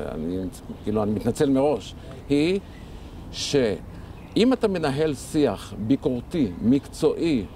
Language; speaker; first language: Hebrew; early bilingual, other home language; Arabic